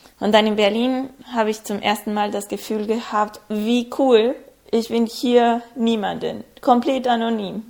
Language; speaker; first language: German; non-native, fluent; Spanish